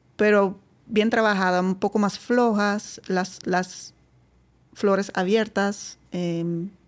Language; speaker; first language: Spanish; non-native, fluent; Dutch